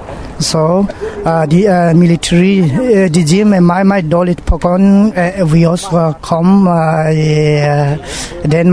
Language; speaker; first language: Danish; non-native, learner; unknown